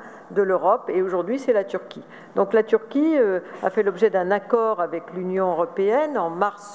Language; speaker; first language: French; native; French